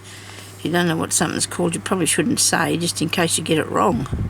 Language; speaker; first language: English; native; English